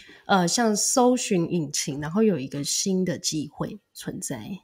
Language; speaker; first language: Chinese; native; Chinese